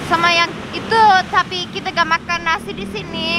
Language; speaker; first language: Indonesian; non-native, learner; English